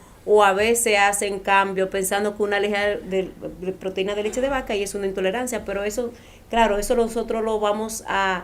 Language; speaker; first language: Spanish; native; Spanish